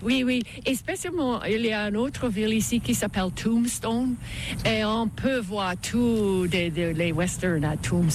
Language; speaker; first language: French; non-native, learner; English